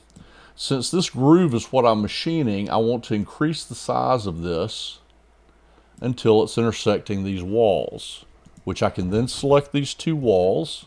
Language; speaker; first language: English; native; English